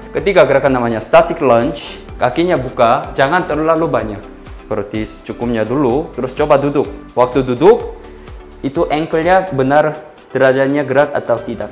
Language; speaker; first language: Indonesian; non-native, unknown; Korean